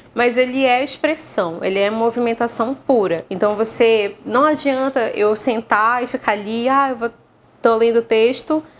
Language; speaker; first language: Portuguese; native; Portuguese